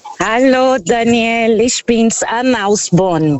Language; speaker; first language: German; non-native, fluent; Portuguese